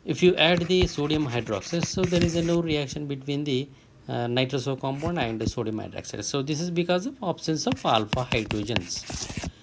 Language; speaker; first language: English; non-native, local second language; Telugu